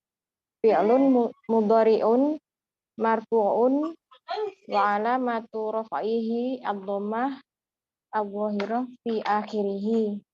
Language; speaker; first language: Arabic; non-native, learner; Indonesian